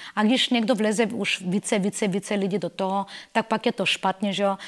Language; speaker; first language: Czech; non-native, fluent; Bulgarian